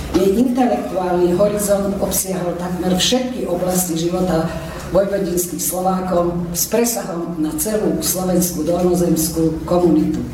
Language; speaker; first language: Slovak; early bilingual, heritage; Slovak